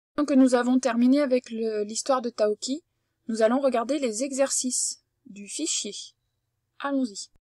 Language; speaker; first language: French; native; French